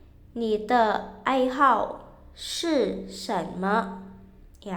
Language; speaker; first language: Chinese; non-native, fluent; Indonesian